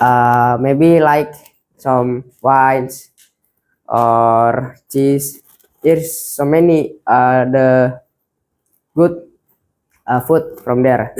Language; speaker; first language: English; non-native, learner; Indonesian